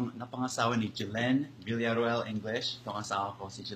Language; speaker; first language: Filipino; non-native, learner; English